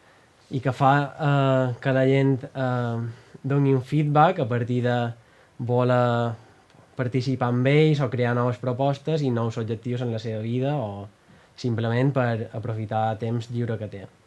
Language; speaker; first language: Catalan; native; Catalan